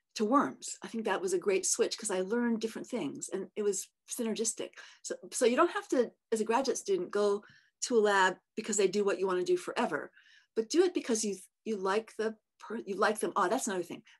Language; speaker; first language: English; native; English